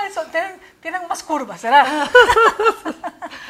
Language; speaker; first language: Spanish; native; Spanish